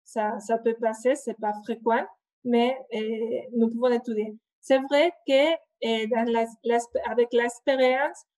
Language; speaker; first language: French; non-native, fluent; Spanish